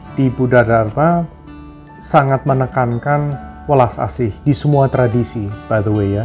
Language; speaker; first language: Indonesian; native; Indonesian